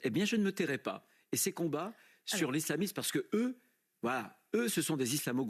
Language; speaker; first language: French; native; French